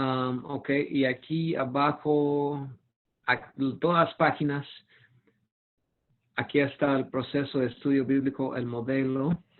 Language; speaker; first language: Spanish; non-native, fluent; English